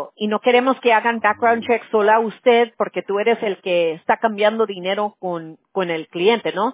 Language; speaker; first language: Spanish; early bilingual, heritage; English